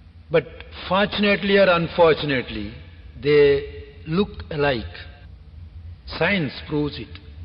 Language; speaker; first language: English; non-native, local second language; Tamil